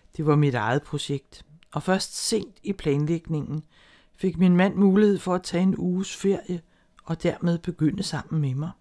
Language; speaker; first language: Danish; native; Danish